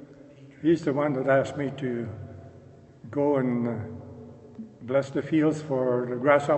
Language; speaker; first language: English; non-native, local second language; French